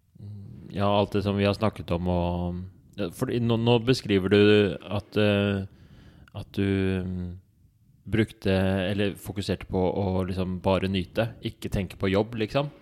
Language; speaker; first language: Norwegian; native; Norwegian